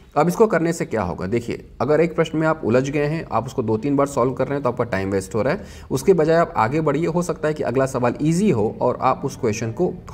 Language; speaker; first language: Hindi; native; Hindi